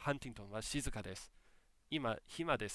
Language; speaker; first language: Japanese; non-native, fluent; English